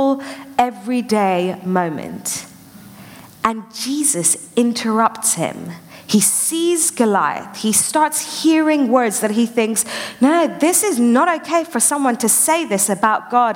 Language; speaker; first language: English; native; English